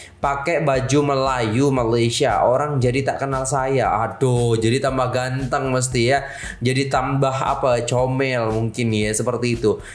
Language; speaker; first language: Indonesian; native; Indonesian